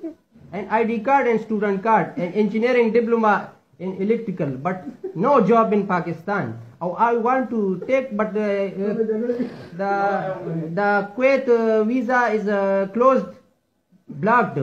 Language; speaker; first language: English; non-native, learner; Urdu